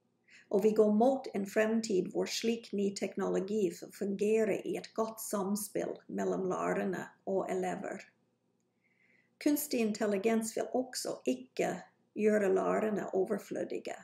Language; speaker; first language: Norwegian; non-native, fluent; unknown